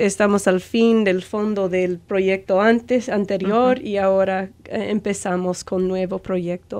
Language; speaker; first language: Spanish; non-native, fluent; English